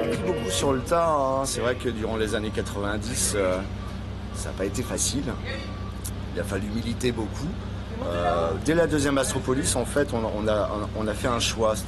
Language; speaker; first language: French; native; French